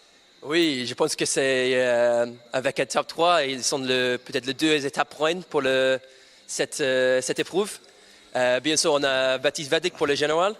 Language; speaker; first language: French; non-native, learner; English